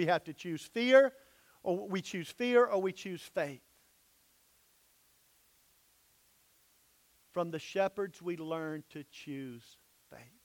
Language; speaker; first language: English; native; English